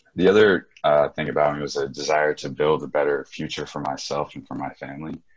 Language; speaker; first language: English; native; English